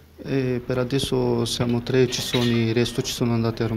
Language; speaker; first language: Italian; non-native, learner; Romanian